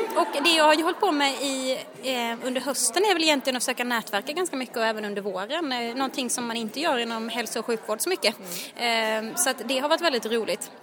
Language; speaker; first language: Swedish; native; Swedish